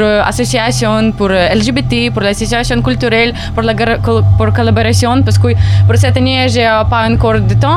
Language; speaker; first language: French; non-native, learner; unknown